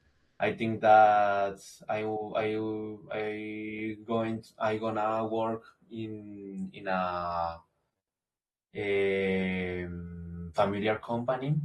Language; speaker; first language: English; non-native, learner; Spanish